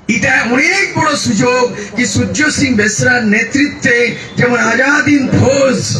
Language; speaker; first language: Bangla; non-native, local second language; Santali